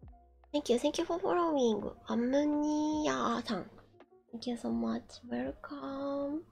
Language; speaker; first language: English; non-native, learner; Japanese